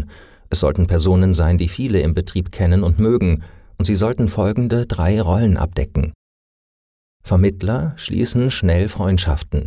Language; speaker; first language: German; native; German